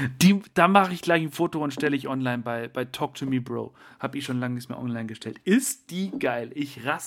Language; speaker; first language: German; native; German